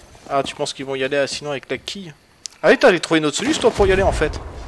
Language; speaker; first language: French; native; French